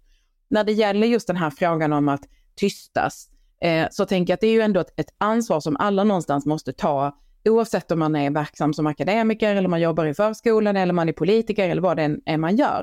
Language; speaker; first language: Swedish; native; Swedish